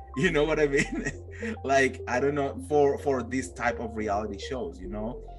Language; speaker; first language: English; non-native, fluent; Spanish